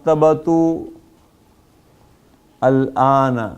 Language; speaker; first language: Arabic; non-native, fluent; Urdu